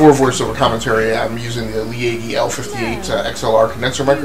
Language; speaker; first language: English; native; English